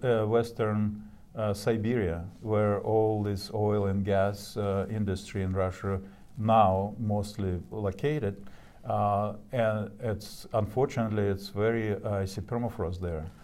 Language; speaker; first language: English; non-native, fluent; Russian